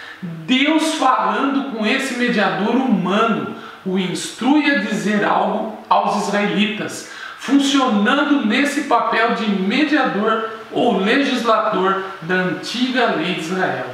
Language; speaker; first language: Portuguese; native; Portuguese